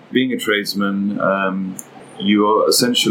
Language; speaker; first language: English; native; English